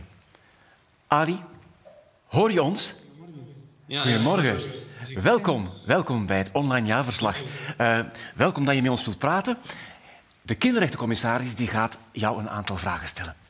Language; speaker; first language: Dutch; native; Dutch